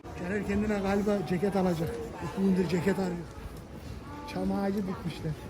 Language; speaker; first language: Turkish; early bilingual, heritage; Turkish